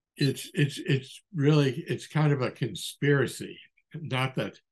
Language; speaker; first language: English; native; English